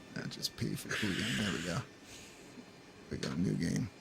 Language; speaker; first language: English; native; English